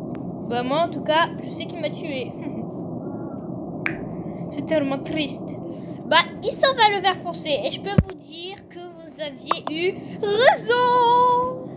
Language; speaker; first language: French; native; French